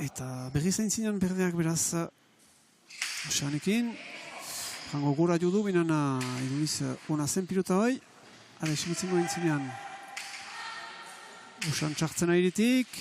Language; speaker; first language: Basque; native; Basque